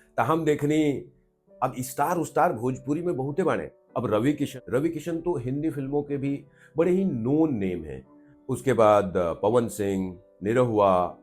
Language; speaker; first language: Bhojpuri; non-native, local second language; Maithili